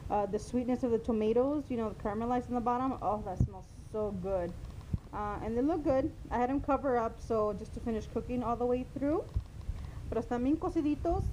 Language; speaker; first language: English; early bilingual, other home language; Spanish